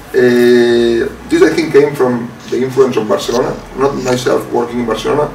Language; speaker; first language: English; non-native, fluent; Spanish